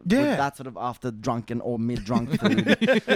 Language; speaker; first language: English; non-native, fluent; Norwegian